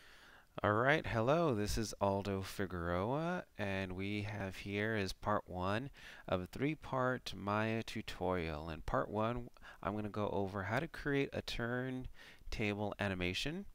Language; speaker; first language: English; native; English